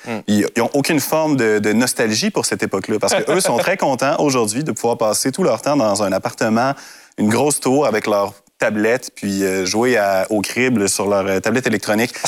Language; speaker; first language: French; native; French